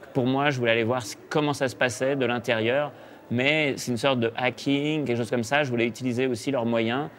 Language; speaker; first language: French; native; French